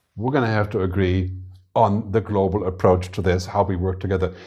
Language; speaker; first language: English; non-native, fluent; German